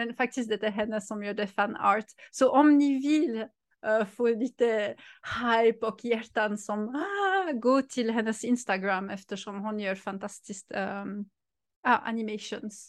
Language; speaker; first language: Swedish; non-native, fluent; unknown